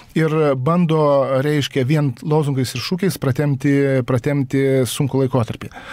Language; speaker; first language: Lithuanian; native; Lithuanian